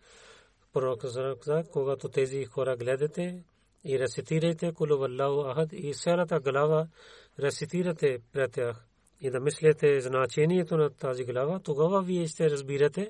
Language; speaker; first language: Bulgarian; non-native, learner; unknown